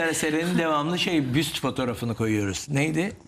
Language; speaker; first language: Turkish; native; Turkish